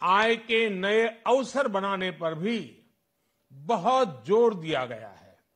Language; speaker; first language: Hindi; non-native, local second language; Gujarati